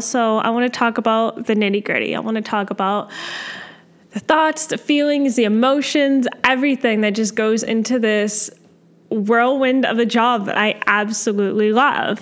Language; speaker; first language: English; native; English